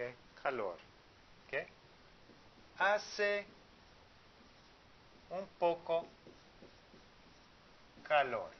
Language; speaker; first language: Spanish; non-native, fluent; English